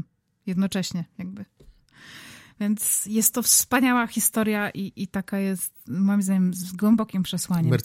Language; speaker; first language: Polish; native; Polish